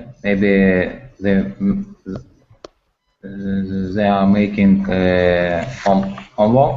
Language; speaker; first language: English; non-native, learner; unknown